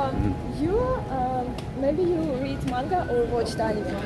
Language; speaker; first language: English; non-native, learner; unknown